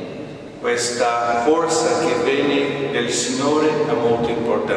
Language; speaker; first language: Italian; non-native, fluent; Portuguese